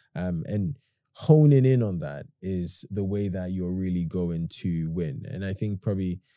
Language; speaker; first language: English; native; English